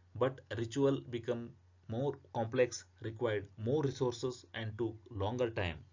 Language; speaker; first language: English; non-native, local second language; Kannada